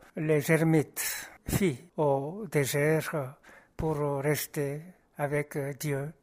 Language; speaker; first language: French; non-native, fluent; Korean